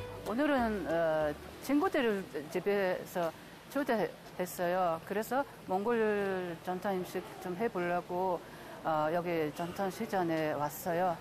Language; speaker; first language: Korean; non-native, fluent; Mongolian